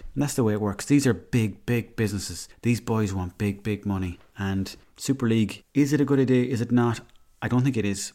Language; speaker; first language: English; native; English